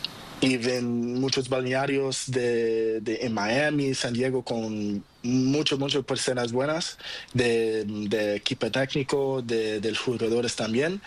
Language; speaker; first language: Spanish; non-native, learner; Portuguese